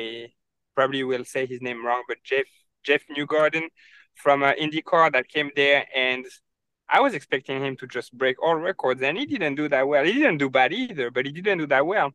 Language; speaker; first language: English; non-native, fluent; French